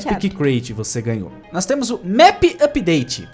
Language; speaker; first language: Portuguese; native; Portuguese